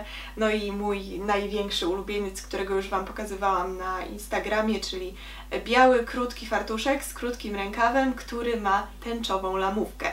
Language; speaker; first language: Polish; native; Polish